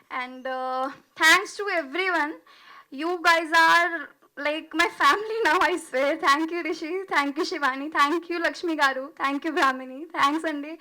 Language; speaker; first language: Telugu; non-native, learner; Hindi